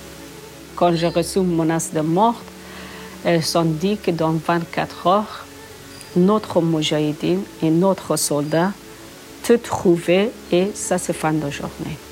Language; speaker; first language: French; non-native, learner; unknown